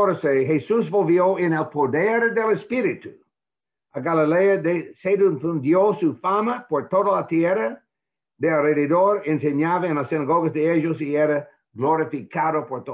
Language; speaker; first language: Spanish; non-native, fluent; English